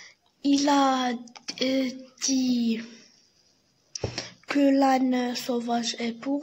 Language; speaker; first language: French; non-native, learner; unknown